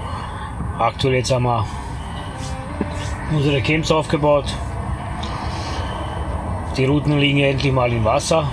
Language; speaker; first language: German; non-native, fluent; Croatian